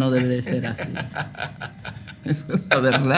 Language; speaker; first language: Spanish; early bilingual, heritage; Spanish